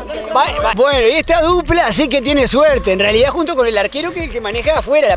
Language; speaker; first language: Spanish; native; Spanish